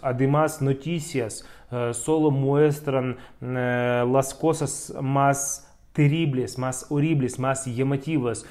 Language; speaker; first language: Spanish; non-native, fluent; Russian